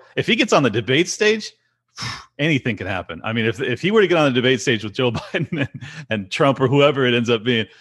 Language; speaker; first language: English; native; English